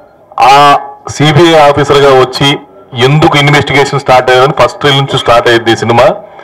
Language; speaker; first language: Telugu; native; Telugu